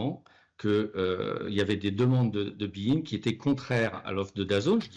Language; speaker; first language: French; native; French